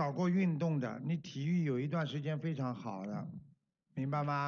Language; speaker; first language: Chinese; native; Chinese